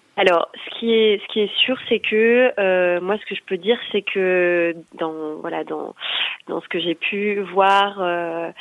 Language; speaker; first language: French; native; French